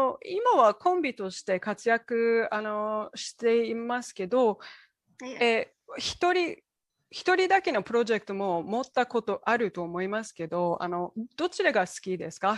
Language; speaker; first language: Japanese; non-native, fluent; English